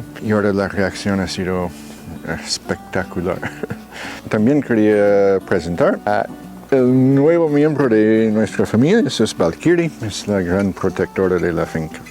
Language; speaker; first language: Spanish; non-native, fluent; English